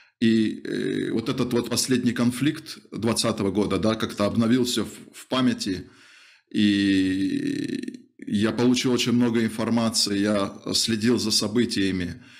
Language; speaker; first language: Russian; native; Russian